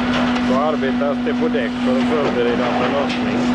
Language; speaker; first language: Swedish; native; Swedish